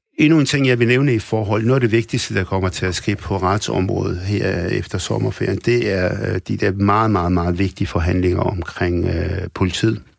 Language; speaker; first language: Danish; early bilingual, other home language; Arabic